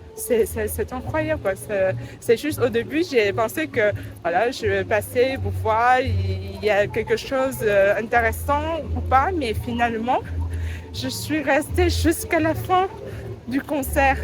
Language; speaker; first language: French; non-native, learner; Vietnamese